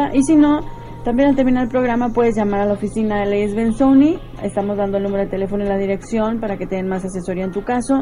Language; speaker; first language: Spanish; native; Spanish